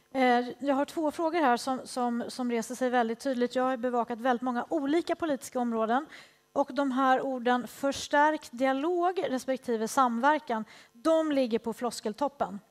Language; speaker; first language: Swedish; native; Swedish